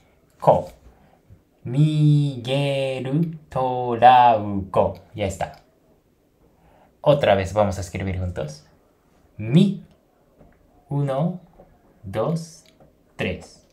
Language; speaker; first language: Spanish; non-native, fluent; Japanese